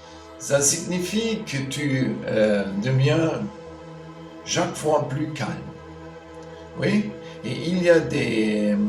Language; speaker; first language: French; non-native, fluent; German